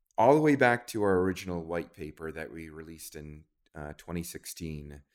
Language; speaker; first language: English; native; English